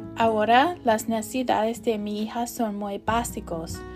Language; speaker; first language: Spanish; non-native, learner; English